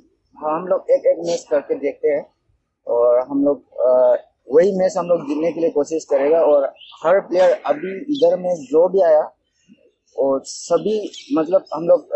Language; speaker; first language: Hindi; non-native, local second language; Manipuri